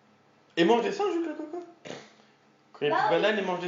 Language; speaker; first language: French; native; French